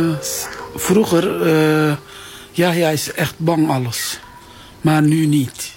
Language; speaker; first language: Dutch; non-native, learner; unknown